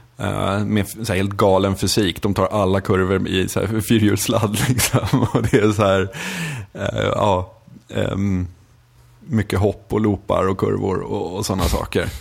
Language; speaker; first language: Swedish; native; Swedish